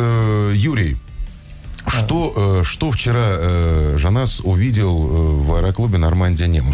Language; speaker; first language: Russian; native; Russian